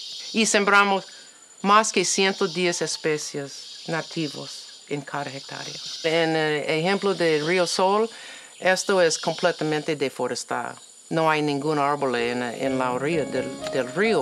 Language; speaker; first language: Spanish; non-native, learner; English